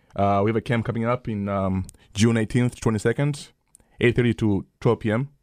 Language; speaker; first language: English; early bilingual, other home language; Swahili